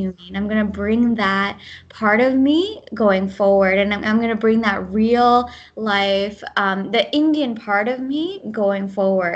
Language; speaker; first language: English; early bilingual, other home language; Gujarati